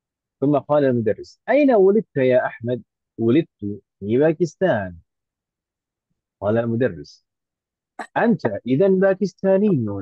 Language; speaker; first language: Arabic; non-native, fluent; Indonesian